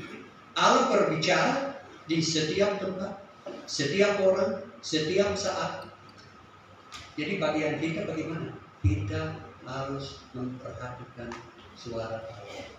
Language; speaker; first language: Indonesian; non-native, fluent; English